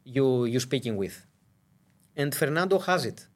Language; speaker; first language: English; non-native, fluent; Greek